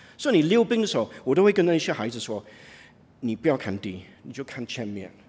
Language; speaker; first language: Chinese; non-native, fluent; English